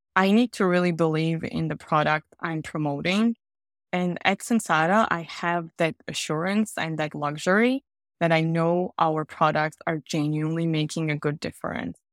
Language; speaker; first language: English; non-native, fluent; Georgian